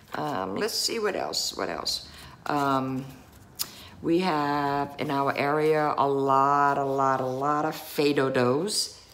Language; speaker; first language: English; native; English